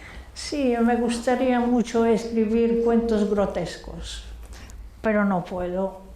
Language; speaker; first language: Spanish; non-native, fluent; Hungarian